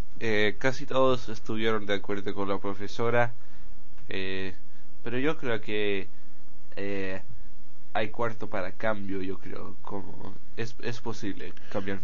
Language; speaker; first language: Spanish; non-native, fluent; English